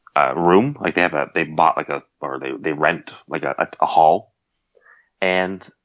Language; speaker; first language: English; native; English